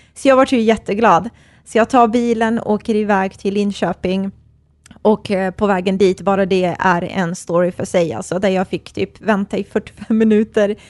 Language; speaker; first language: Swedish; early bilingual, other home language; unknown